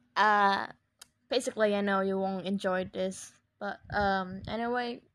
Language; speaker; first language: English; non-native, fluent; Vietnamese